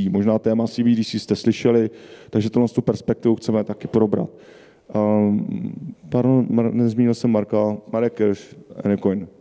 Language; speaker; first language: Czech; native; Czech